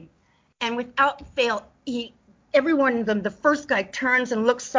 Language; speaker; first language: English; native; English